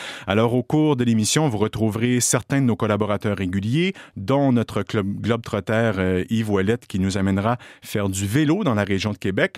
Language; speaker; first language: French; native; French